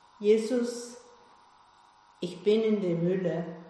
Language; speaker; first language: German; non-native, fluent; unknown